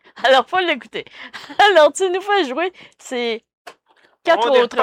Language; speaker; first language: French; native; French